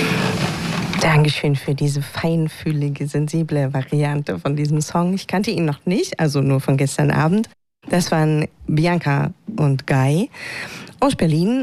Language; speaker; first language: German; native; German